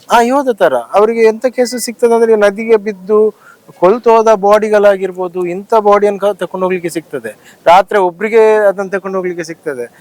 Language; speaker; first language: Kannada; native; Kannada